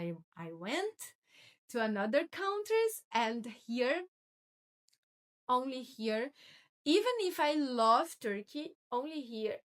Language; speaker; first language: English; non-native, learner; Portuguese